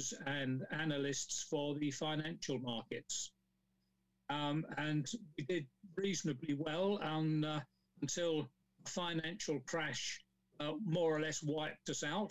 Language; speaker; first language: English; native; English